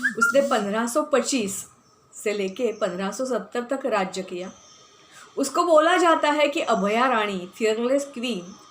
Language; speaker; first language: Hindi; non-native, local second language; Marathi